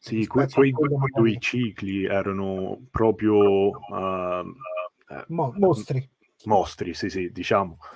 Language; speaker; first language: Italian; early bilingual, heritage; English